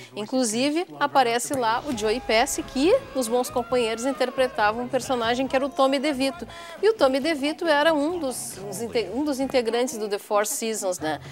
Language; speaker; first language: Portuguese; native; Portuguese